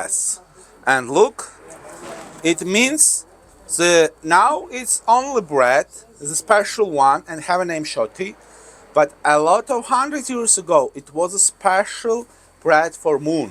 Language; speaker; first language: English; non-native, learner; Georgian